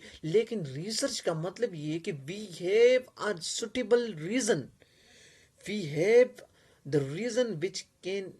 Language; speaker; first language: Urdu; non-native, local second language; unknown